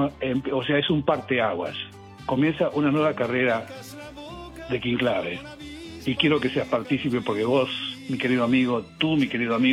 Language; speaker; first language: Spanish; non-native, local second language; Guarani